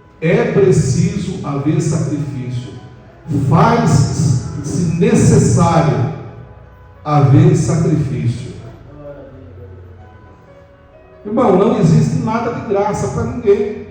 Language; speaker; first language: Portuguese; native; Portuguese